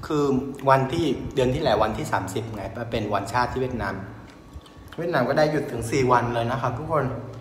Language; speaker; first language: Thai; non-native, fluent; Vietnamese